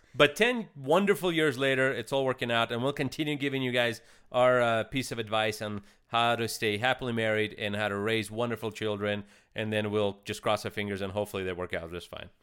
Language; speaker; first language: English; early bilingual, other home language; Russian